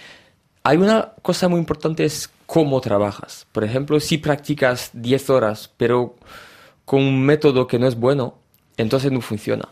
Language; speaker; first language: Spanish; early bilingual, heritage; French